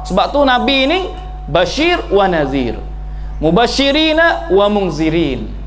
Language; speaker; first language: Malay; native; Malay